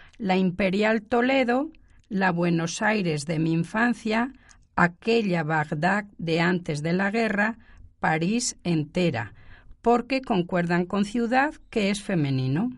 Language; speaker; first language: Spanish; native; Spanish